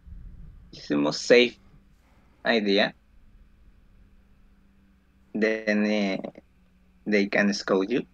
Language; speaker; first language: English; non-native, fluent; Spanish